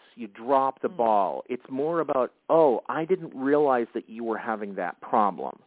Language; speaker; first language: English; native; English